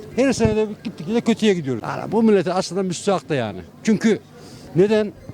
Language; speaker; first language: Turkish; native; Turkish